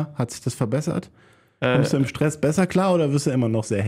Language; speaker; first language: German; native; German